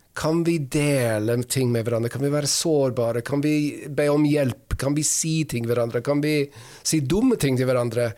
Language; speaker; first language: Norwegian; non-native, fluent; English